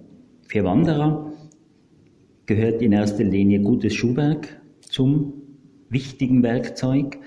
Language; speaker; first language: German; native; German